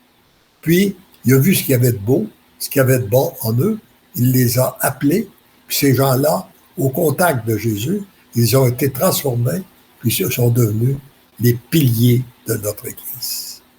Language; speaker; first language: French; native; French